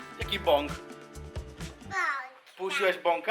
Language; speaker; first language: Polish; native; Polish